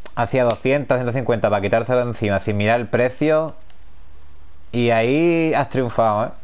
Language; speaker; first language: Spanish; native; Spanish